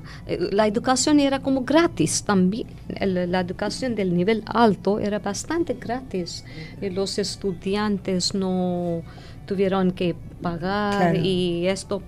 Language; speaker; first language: Spanish; non-native, fluent; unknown